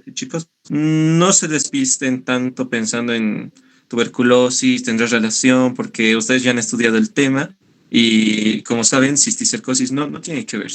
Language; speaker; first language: Spanish; native; Spanish